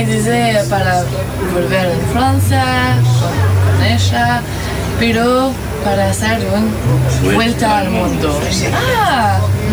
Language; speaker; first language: Spanish; non-native, learner; French